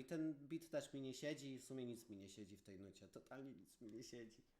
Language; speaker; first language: Polish; native; Polish